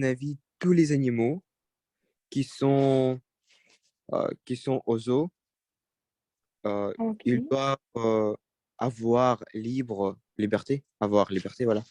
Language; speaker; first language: French; non-native, learner; Russian